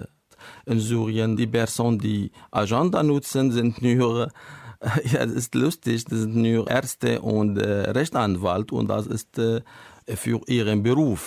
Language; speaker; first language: German; non-native, learner; Arabic